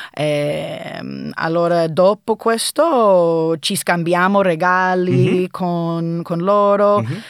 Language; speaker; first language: Italian; non-native, learner; English